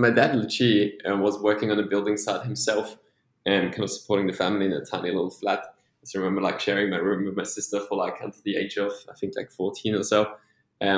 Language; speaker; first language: English; non-native, fluent; Polish